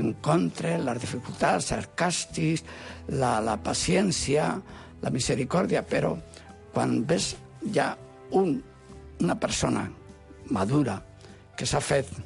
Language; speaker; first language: Catalan; non-native, local second language; Spanish